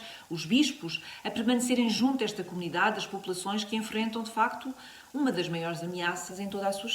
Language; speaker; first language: Portuguese; native; Portuguese